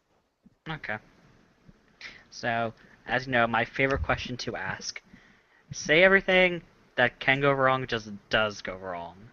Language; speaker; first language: English; native; English